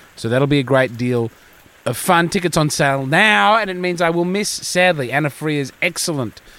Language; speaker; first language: English; native; English